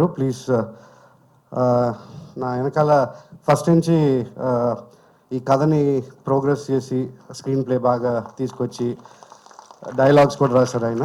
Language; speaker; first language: Telugu; native; Telugu